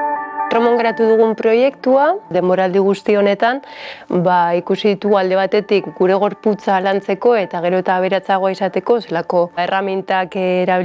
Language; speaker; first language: Basque; native; Basque